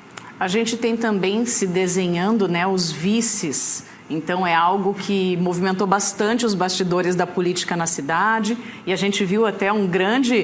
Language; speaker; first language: Portuguese; native; Portuguese